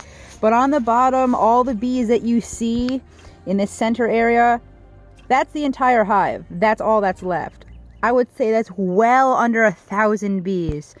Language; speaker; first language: English; native; English